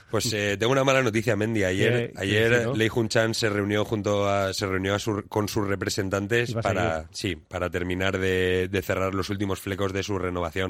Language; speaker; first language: Spanish; native; Spanish